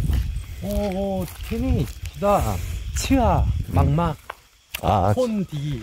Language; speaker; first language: Thai; non-native, learner; Korean